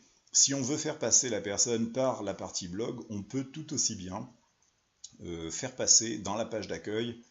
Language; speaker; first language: French; native; French